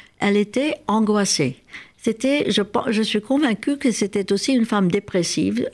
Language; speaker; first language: French; non-native, fluent; Hungarian